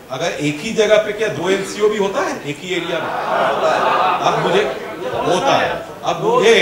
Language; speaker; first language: Hindi; non-native, local second language; Bangla